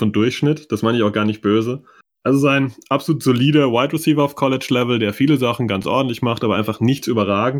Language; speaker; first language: German; native; German